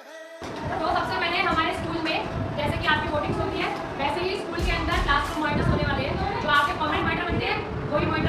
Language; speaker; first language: Hindi; native; Hindi